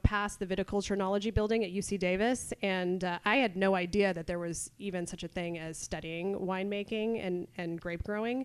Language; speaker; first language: English; native; English